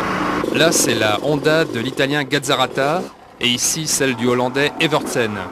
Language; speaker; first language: French; native; French